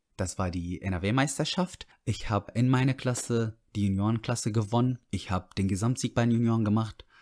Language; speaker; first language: German; non-native, fluent; Arabic